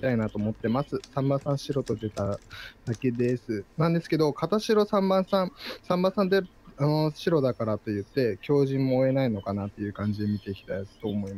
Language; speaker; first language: Japanese; native; Japanese